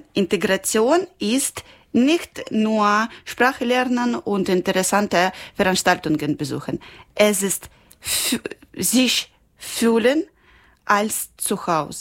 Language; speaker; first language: German; non-native, learner; Ukrainian